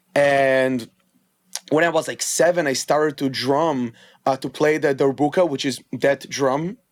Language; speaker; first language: English; non-native, fluent; Hebrew